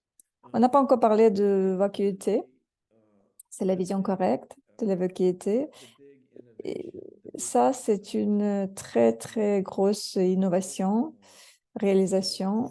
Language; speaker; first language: French; non-native, fluent; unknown